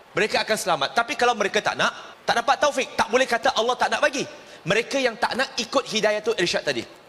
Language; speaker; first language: Malay; non-native, local second language; Chinese